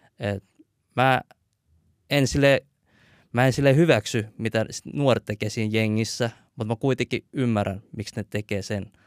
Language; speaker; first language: Finnish; early bilingual, other home language; Vietnamese